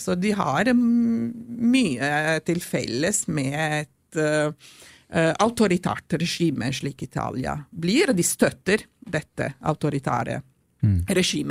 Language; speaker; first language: Norwegian; non-native, fluent; Italian